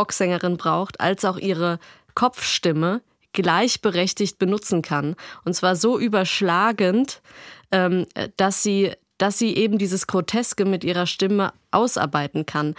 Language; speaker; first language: German; native; German